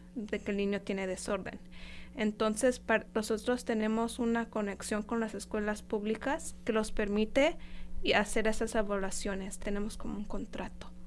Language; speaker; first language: Spanish; non-native, fluent; English